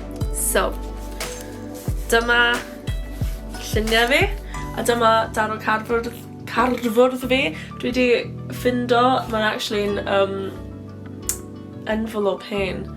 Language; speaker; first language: Welsh; non-native, local second language; English